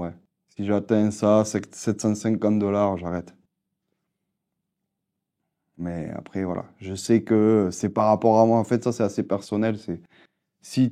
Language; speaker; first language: French; native; French